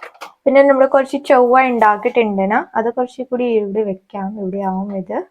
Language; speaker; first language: Malayalam; non-native, fluent; Hindi